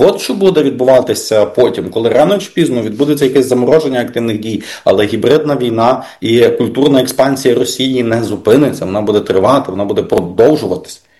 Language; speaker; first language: Ukrainian; native; Ukrainian